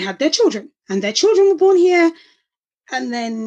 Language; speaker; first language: English; native; English